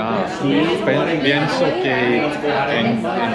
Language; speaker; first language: Spanish; non-native, learner; English